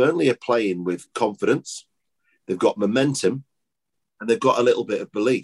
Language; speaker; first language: English; native; English